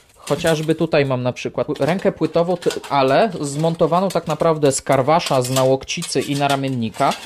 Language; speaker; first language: Polish; native; Polish